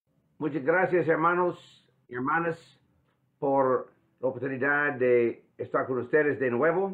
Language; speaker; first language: Spanish; non-native, fluent; English